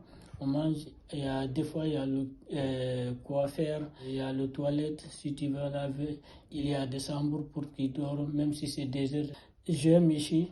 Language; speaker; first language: French; non-native, learner; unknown